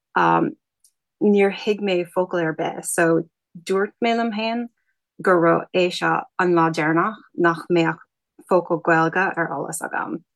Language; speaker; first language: Irish; non-native, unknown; English